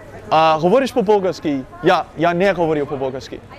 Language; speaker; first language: Russian; non-native, learner; Dutch